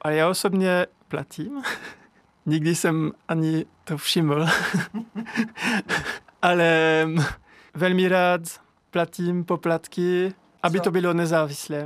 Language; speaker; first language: Czech; non-native, learner; French